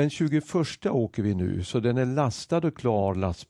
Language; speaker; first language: Swedish; native; Swedish